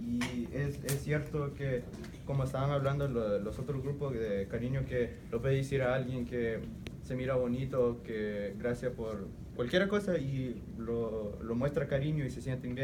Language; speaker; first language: Spanish; early bilingual, heritage; Spanish